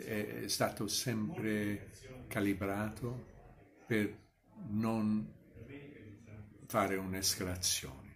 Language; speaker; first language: Italian; non-native, fluent; English